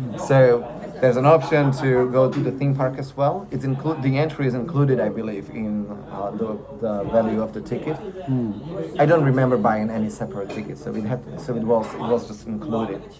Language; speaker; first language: English; non-native, fluent; Slovak